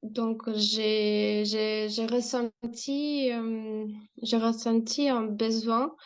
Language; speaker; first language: French; non-native, fluent; Russian